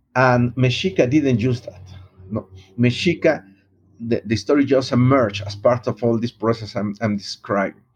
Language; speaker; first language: English; non-native, fluent; Spanish